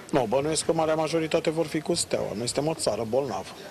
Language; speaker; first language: Romanian; native; Romanian